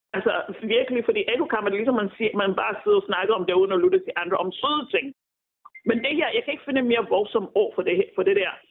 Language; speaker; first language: Danish; non-native, fluent; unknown